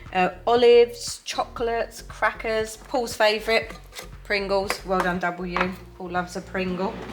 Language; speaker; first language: English; native; English